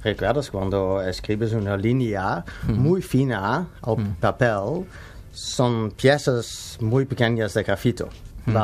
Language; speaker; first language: Spanish; non-native, learner; Dutch